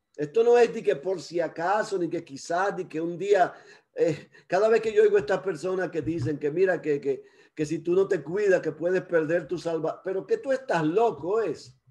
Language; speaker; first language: Spanish; early bilingual, heritage; Spanish